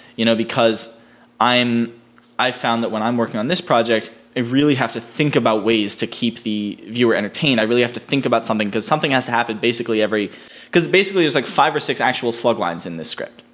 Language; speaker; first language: English; native; English